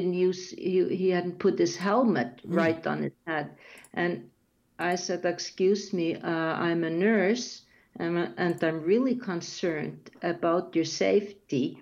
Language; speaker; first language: English; non-native, fluent; Icelandic